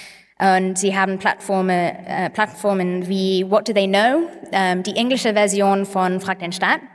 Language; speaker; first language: German; non-native, fluent; English